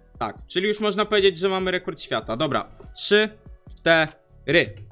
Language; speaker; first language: Polish; native; Polish